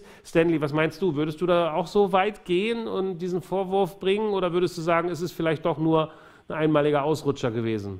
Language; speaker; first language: German; native; German